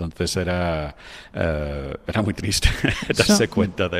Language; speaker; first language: Spanish; non-native, fluent; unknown